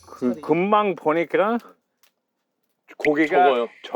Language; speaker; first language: Korean; early bilingual, heritage; English